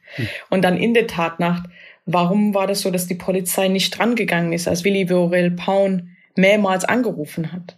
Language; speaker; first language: German; non-native, fluent; English